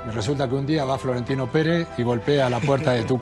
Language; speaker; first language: Spanish; native; Spanish